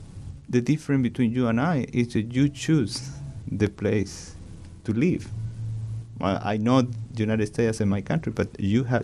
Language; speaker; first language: English; non-native, learner; Spanish